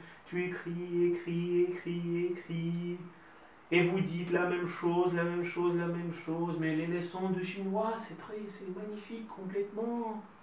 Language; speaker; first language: French; non-native, fluent; Russian